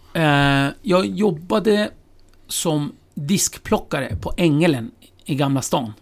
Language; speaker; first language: Swedish; early bilingual, other home language; Kurdish